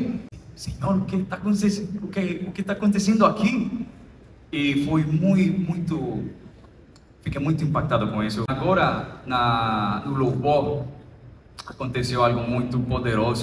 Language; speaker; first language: Portuguese; non-native, fluent; Spanish